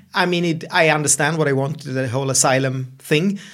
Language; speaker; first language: English; non-native, fluent; Swedish